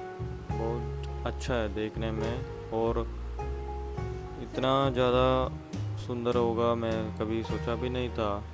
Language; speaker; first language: Hindi; non-native, local second language; Malayalam